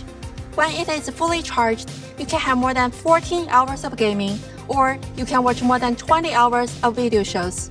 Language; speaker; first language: English; non-native, fluent; Chinese